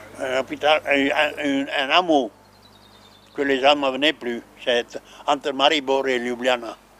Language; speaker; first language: French; non-native, local second language; Swiss German